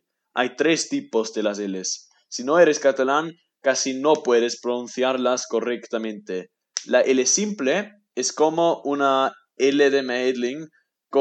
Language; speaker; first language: Spanish; non-native, learner; German